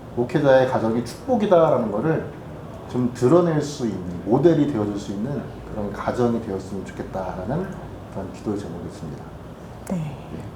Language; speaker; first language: Korean; native; Korean